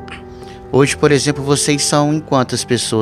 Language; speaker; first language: Portuguese; native; Portuguese